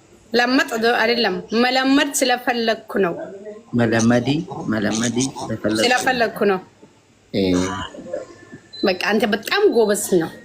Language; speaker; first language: Amharic; non-native, local second language; Oromo